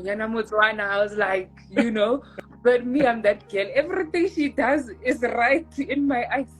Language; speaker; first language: English; non-native, local second language; Tswana